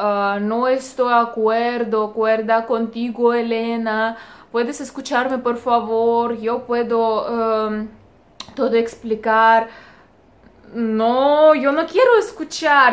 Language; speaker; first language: Spanish; non-native, learner; Russian